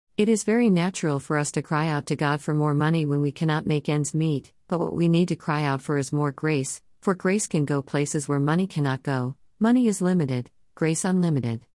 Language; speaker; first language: English; non-native, local second language; Jamaican Creole English